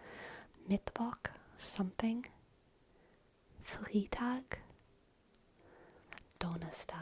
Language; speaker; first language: German; non-native, learner; English